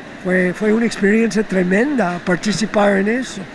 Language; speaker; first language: Spanish; non-native, fluent; English